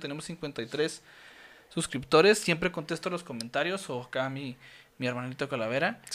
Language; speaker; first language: Spanish; native; Spanish